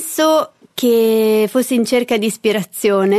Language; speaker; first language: Italian; native; Italian